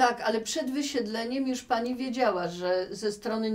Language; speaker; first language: Polish; native; Polish